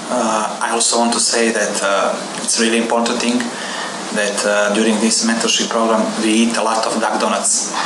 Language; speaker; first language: English; non-native, learner; Serbian